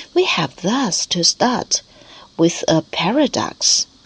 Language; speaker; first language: English; non-native, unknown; Chinese